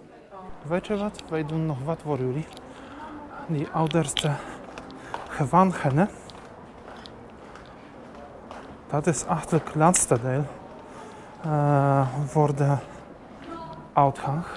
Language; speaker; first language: Dutch; non-native, learner; Polish